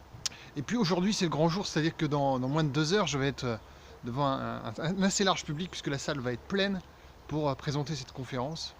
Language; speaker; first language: French; native; French